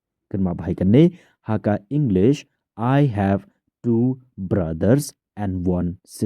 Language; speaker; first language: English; non-native, local second language; Khasi